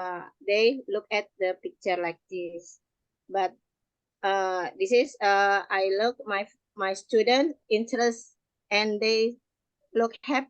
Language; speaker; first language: English; non-native, learner; Indonesian